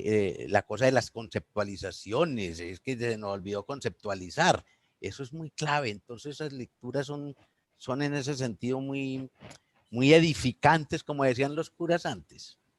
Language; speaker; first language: Spanish; native; Spanish